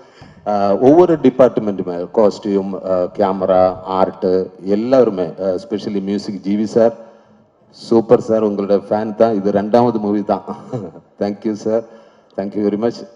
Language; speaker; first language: Tamil; non-native, learner; Malayalam